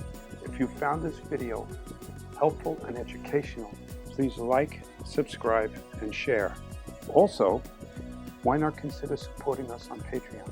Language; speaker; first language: English; native; English